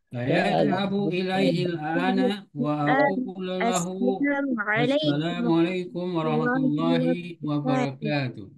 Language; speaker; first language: Arabic; non-native, learner; Indonesian